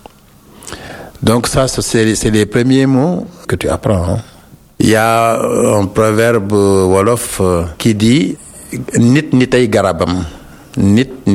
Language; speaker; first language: French; non-native, local second language; Wolof